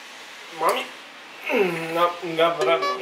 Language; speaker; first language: Indonesian; non-native, learner; English